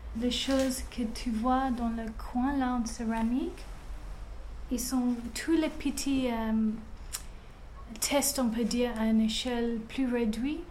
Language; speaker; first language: French; non-native, fluent; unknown